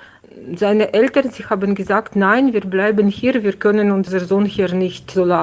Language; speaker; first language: German; non-native, fluent; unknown